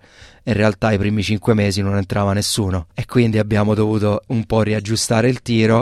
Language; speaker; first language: Italian; native; Italian